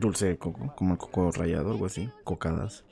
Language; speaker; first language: Spanish; native; Spanish